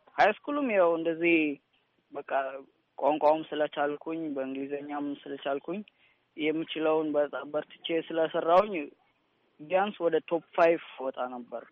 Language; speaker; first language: Amharic; early bilingual, heritage; Amharic